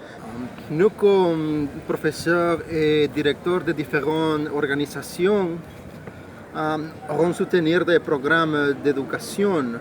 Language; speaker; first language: French; non-native, learner; Spanish